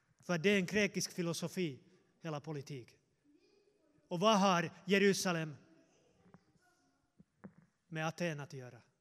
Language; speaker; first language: Swedish; non-native, fluent; Finnish